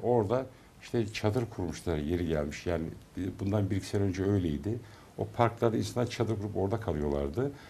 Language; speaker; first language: Turkish; native; Turkish